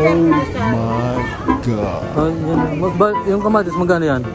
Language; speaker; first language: Filipino; non-native, local second language; Bikol